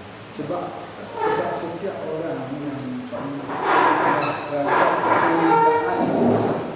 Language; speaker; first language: Malay; native; Malay